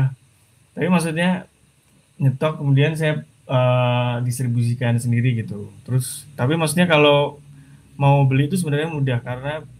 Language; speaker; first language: Indonesian; native; Indonesian